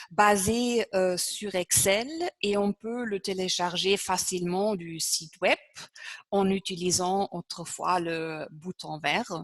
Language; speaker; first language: French; non-native, fluent; German